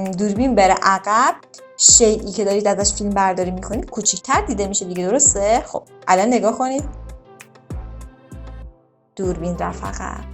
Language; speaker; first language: Persian; native; Persian